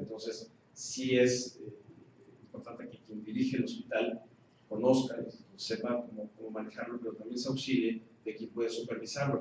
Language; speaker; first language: Spanish; native; Spanish